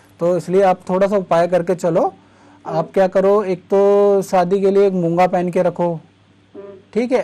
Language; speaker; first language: Hindi; native; Hindi